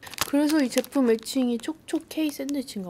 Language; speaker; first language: Korean; native; Korean